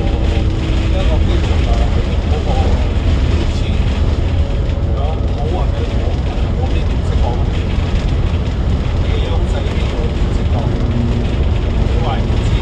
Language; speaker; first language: Cantonese; native; Cantonese